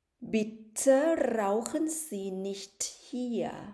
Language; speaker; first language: German; non-native, fluent; Thai